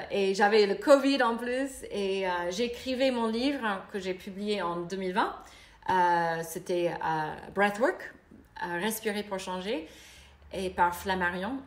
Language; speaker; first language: French; non-native, fluent; English